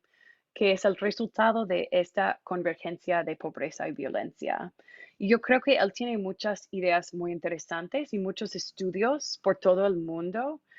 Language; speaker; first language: Spanish; non-native, fluent; English